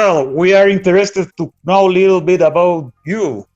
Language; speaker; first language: English; non-native, fluent; Spanish